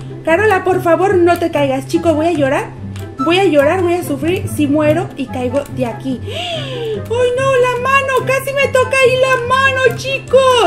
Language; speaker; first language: Spanish; native; Spanish